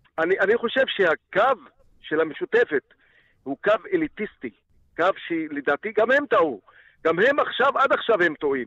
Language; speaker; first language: Hebrew; non-native, local second language; Arabic